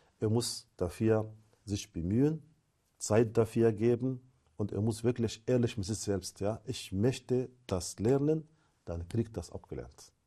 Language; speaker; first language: German; non-native, fluent; Arabic